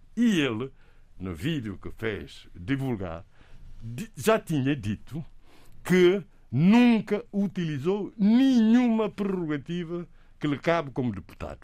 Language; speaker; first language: Portuguese; non-native, local second language; Kabuverdianu